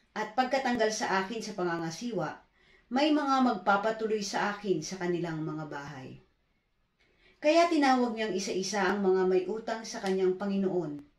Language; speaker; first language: Filipino; native; Filipino